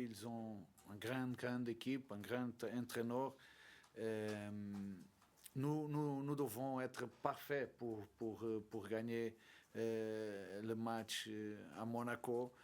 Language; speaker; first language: French; non-native, learner; Portuguese